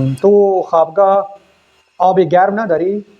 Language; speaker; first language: Persian; non-native, fluent; Urdu